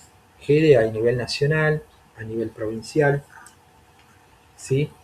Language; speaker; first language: Spanish; native; Spanish